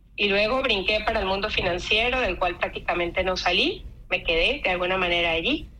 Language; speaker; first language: Spanish; native; Spanish